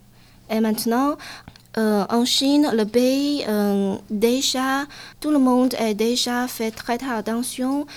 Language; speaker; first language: French; non-native, learner; Chinese